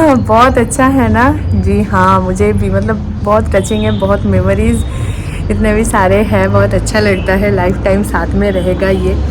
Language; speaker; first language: Hindi; non-native, local second language; Bangla